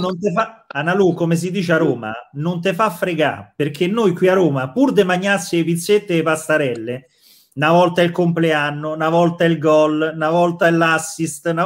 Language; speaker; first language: Italian; native; Italian